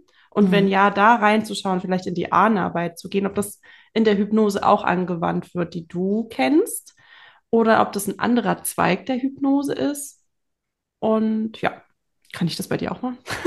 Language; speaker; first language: German; native; German